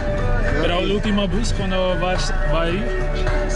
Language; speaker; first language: Spanish; non-native, learner; Dutch